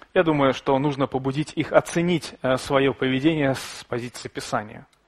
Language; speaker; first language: Russian; native; Russian